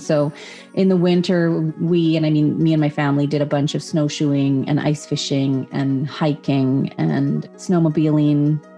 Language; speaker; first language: English; native; English